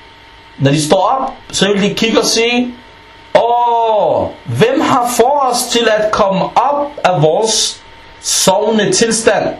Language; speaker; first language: Danish; non-native, fluent; Arabic